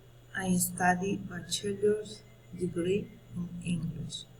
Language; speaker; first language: English; non-native, learner; Spanish